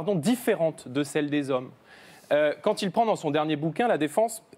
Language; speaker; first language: French; native; French